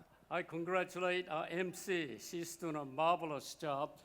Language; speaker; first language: English; non-native, fluent; Korean